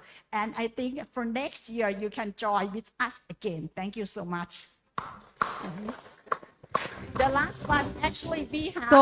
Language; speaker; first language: English; non-native, learner; Indonesian